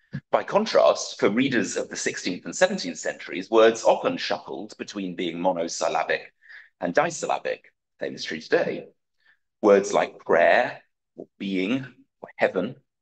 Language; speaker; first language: English; native; English